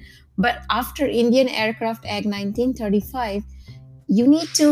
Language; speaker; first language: English; non-native, local second language; Gujarati